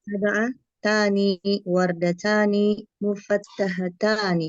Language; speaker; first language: Arabic; non-native, learner; Indonesian